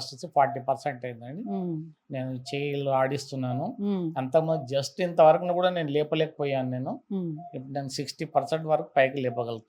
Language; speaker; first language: Telugu; native; Telugu